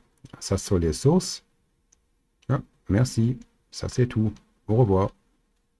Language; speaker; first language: French; non-native, learner; German